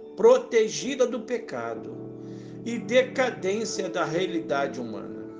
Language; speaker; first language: Portuguese; native; Portuguese